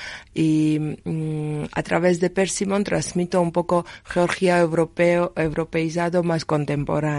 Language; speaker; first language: Spanish; non-native, learner; Georgian